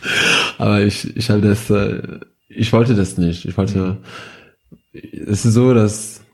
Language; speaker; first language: German; non-native, fluent; French